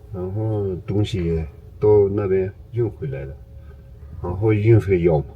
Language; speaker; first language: Chinese; non-native, local second language; Tibetan